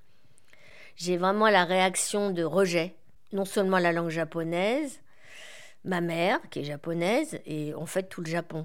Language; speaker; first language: French; native; French